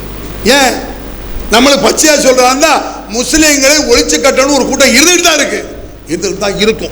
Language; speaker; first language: Tamil; native; Tamil